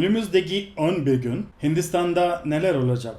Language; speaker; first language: Turkish; non-native, fluent; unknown